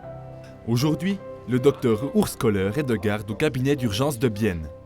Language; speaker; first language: French; native; French